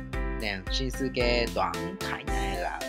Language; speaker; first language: Vietnamese; non-native, learner; Japanese